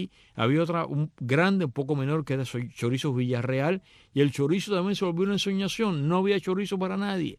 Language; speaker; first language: Spanish; native; Spanish